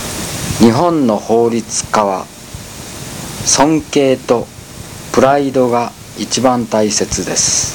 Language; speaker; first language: Japanese; non-native, learner; Spanish